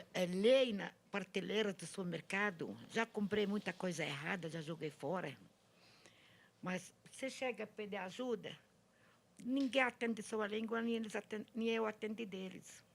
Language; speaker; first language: Portuguese; non-native, learner; Arabic